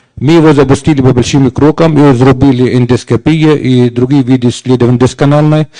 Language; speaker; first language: Ukrainian; non-native, learner; Arabic